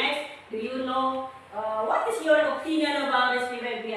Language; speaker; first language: English; non-native, learner; Indonesian